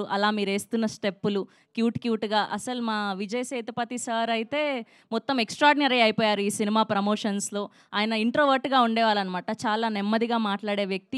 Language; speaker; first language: Telugu; native; Telugu